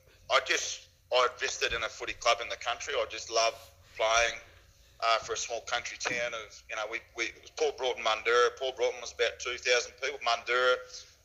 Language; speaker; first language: English; native; English